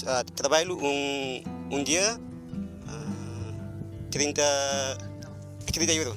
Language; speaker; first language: Portuguese; non-native, learner; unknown